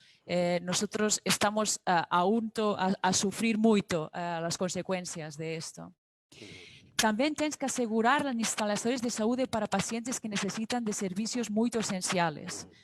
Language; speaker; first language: Spanish; non-native, fluent; Portuguese